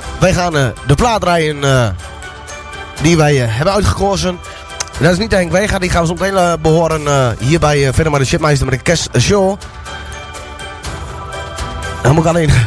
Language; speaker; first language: Dutch; native; Dutch